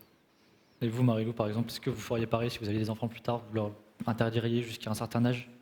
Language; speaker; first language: French; native; French